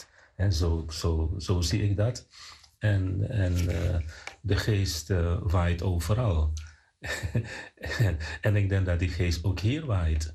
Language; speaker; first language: Dutch; non-native, fluent; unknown